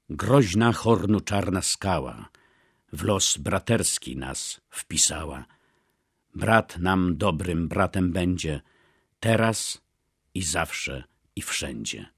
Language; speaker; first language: Polish; native; Polish